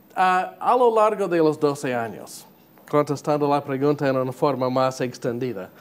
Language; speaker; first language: Spanish; non-native, fluent; English